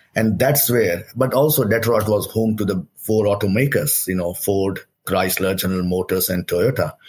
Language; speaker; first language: English; non-native, local second language; Hindi